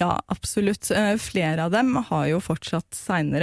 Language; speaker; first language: Norwegian; native; Norwegian